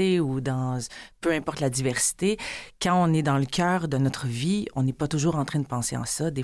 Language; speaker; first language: French; native; French